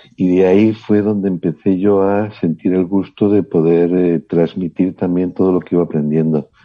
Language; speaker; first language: Spanish; native; Spanish